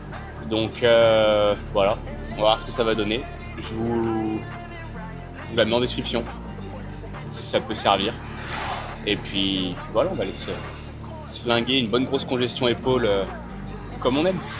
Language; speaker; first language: French; native; French